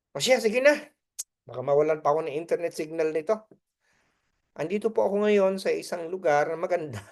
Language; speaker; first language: Filipino; native; Filipino